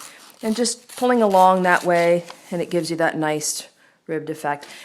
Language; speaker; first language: English; native; English